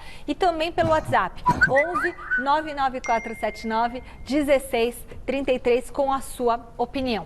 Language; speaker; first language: Portuguese; native; Portuguese